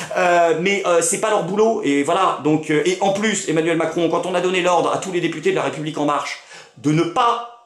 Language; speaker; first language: French; native; French